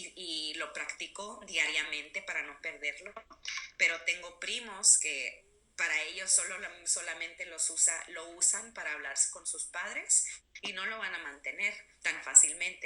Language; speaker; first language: Spanish; early bilingual, other home language; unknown